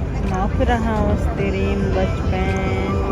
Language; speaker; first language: Korean; non-native, learner; Mongolian